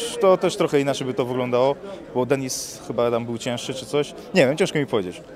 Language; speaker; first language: Polish; early bilingual, other home language; Armenian